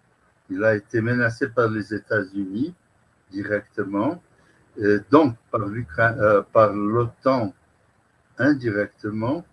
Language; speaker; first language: French; non-native, fluent; Portuguese